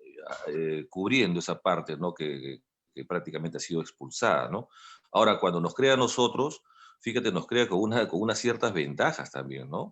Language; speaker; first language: Spanish; native; Spanish